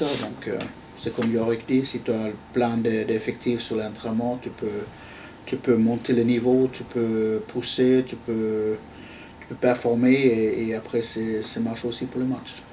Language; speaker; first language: French; non-native, fluent; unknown